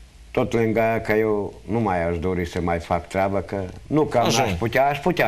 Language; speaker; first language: Romanian; non-native, local second language; Hungarian